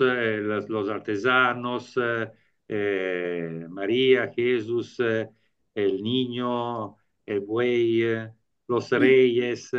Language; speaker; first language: Spanish; non-native, learner; Italian